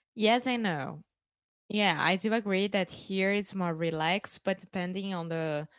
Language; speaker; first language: English; non-native, fluent; Portuguese